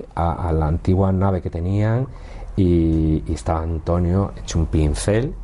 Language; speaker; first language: Spanish; native; Spanish